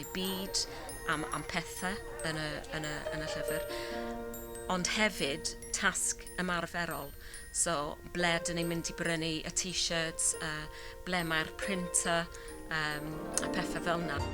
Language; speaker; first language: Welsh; non-native, learner; English